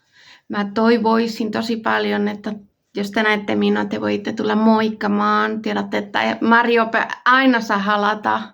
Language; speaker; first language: Finnish; non-native, fluent; Spanish